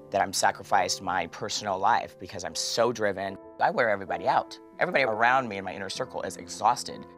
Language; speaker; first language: English; native; English